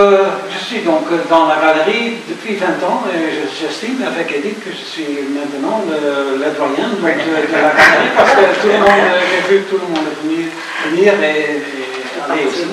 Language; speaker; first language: French; non-native, fluent; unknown